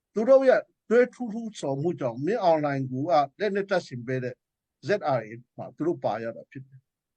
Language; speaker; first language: Burmese; non-native, local second language; Hakha Chin